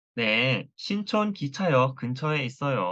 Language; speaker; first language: Korean; non-native, learner; Thai